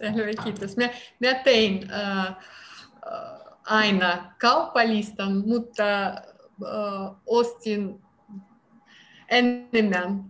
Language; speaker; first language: Finnish; non-native, learner; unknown